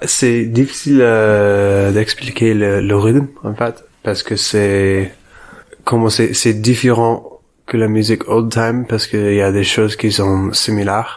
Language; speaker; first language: French; non-native, learner; English